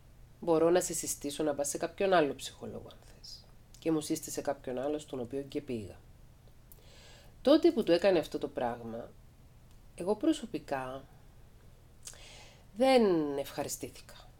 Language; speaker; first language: Greek; native; Greek